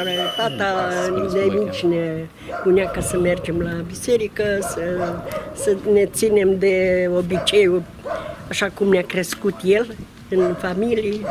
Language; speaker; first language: Romanian; non-native, local second language; Ukrainian